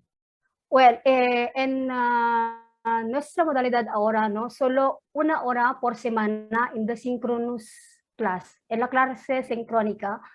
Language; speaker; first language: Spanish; non-native, fluent; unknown